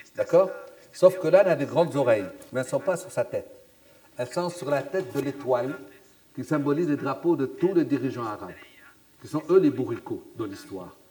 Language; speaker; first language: French; non-native, local second language; Arabic